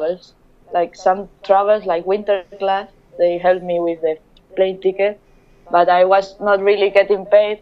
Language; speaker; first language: English; non-native, fluent; Spanish